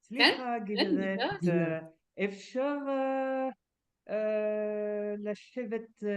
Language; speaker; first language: Hebrew; non-native, learner; French